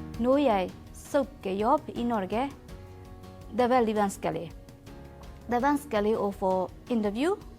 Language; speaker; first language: Norwegian; non-native, learner; Burmese